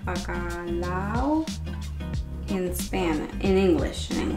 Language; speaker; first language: English; early bilingual, other home language; Spanish